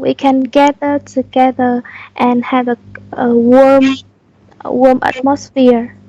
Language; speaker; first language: English; non-native, learner; Vietnamese